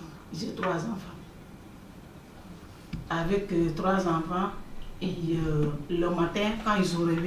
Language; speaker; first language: French; non-native, learner; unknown